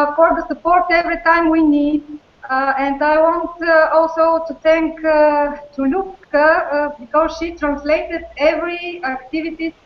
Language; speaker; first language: English; non-native, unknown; Bulgarian